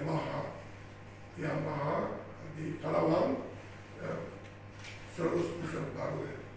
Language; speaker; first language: Indonesian; non-native, fluent; Japanese